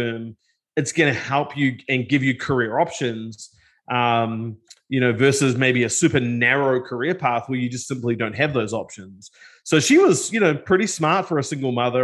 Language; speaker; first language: English; native; English